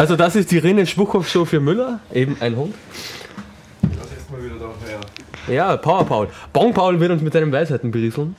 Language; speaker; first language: German; native; German